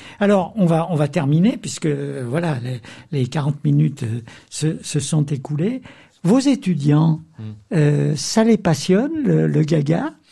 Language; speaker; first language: French; native; French